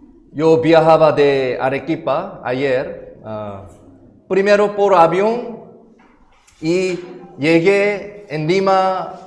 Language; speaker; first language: Spanish; non-native, fluent; Korean